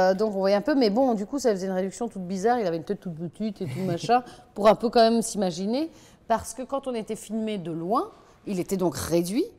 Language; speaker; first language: French; native; French